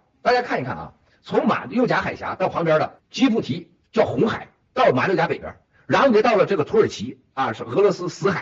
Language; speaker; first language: Chinese; native; Chinese